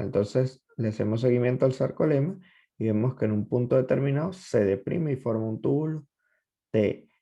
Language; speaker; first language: Spanish; native; Spanish